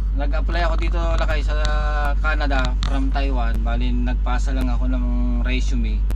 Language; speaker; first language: Filipino; non-native, local second language; Iloko